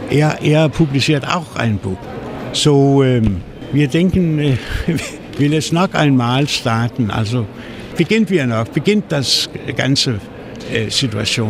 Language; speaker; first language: German; non-native, fluent; Danish